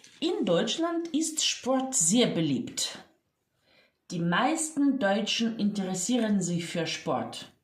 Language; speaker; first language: German; non-native, fluent; Ukrainian